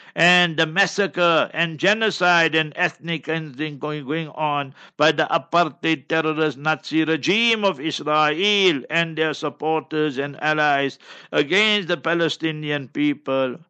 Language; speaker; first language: English; native; English